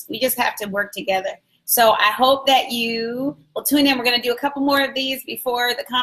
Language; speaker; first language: English; native; English